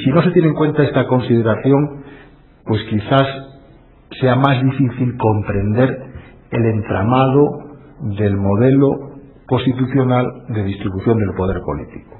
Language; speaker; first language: Spanish; native; Spanish